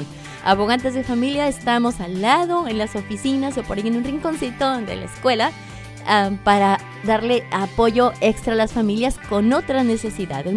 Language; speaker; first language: Spanish; native; Spanish